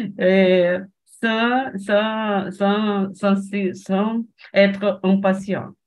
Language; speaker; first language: French; non-native, learner; Portuguese